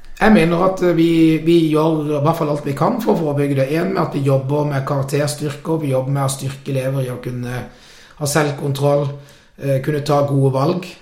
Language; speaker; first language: Norwegian; native; Norwegian